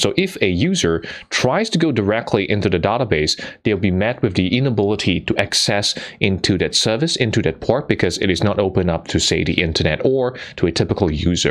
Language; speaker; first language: English; non-native, fluent; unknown